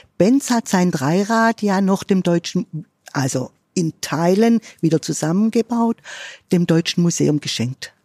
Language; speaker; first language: German; native; German